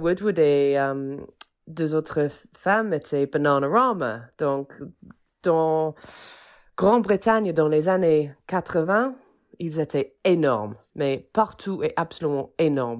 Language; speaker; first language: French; non-native, fluent; English